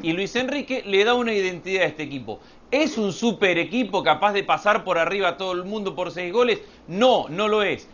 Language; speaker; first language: Spanish; native; Spanish